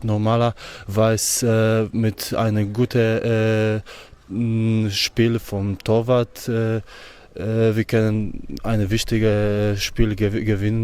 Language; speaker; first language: German; non-native, learner; Polish